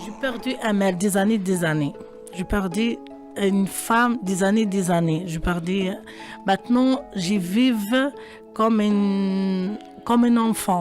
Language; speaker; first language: French; non-native, learner; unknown